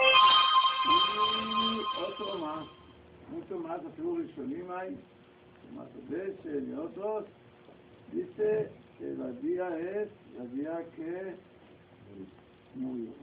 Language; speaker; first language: Spanish; non-native, learner; Hebrew